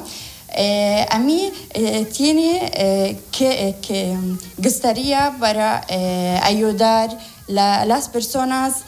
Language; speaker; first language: Spanish; non-native, learner; Arabic